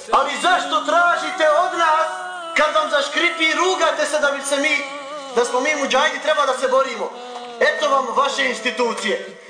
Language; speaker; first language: Bosnian; native; Bosnian